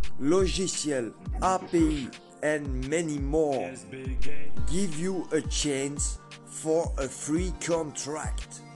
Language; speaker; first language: English; non-native, learner; French